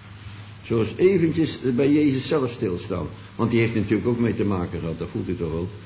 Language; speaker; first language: Dutch; native; Dutch